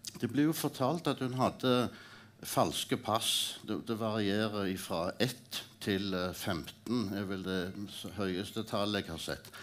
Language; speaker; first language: Norwegian; native; Norwegian